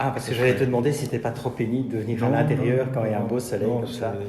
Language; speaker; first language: French; native; French